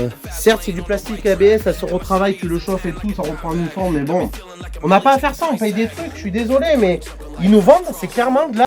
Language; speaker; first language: French; native; French